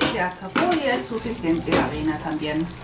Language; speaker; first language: Spanish; non-native, fluent; Swedish